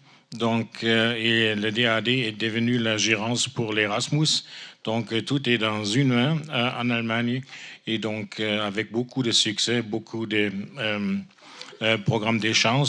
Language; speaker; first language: French; non-native, fluent; German